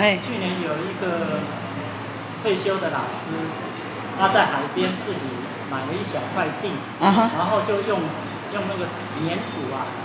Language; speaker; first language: Chinese; native; Chinese